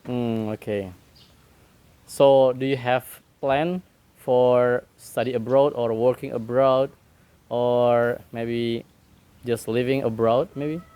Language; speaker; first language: English; non-native, learner; Indonesian